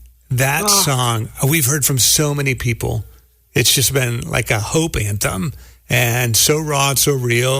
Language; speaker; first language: English; native; English